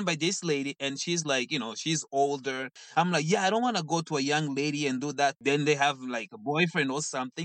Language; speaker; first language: English; non-native, fluent; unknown